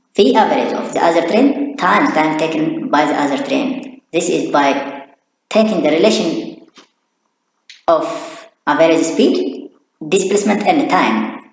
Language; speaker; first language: English; non-native, local second language; Amharic